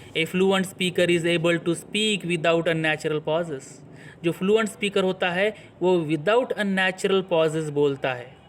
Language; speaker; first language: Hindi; non-native, local second language; Marathi